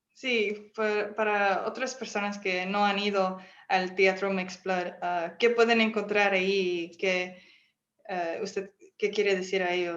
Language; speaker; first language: Spanish; non-native, fluent; English